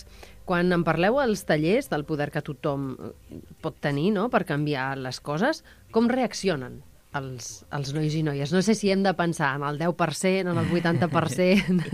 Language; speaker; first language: Catalan; native; Catalan